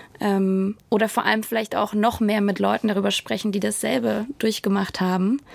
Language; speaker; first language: German; native; German